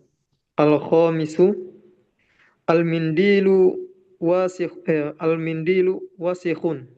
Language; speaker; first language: Arabic; non-native, learner; Indonesian